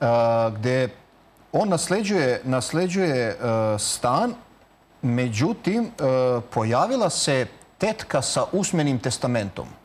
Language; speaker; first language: Serbian; native; Serbian